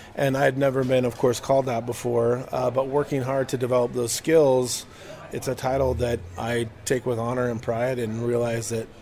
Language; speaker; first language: English; native; English